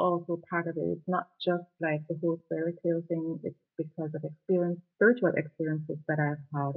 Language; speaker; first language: English; non-native, local second language; Jamaican Creole English